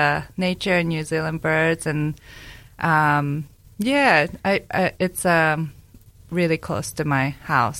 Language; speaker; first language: English; non-native, fluent; Japanese